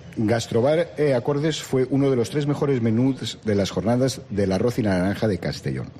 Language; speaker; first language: Spanish; native; Spanish